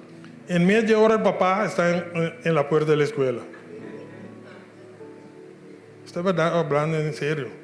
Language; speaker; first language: Spanish; non-native, local second language; Papiamento